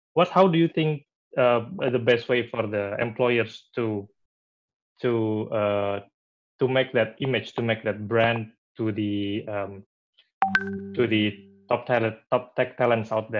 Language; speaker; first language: English; non-native, fluent; Indonesian